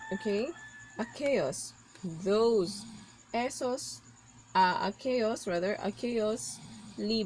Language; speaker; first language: Spanish; non-native, learner; Cebuano